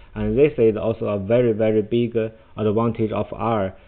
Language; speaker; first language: English; non-native, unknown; Chinese